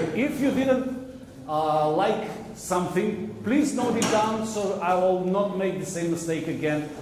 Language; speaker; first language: English; non-native, fluent; Macedonian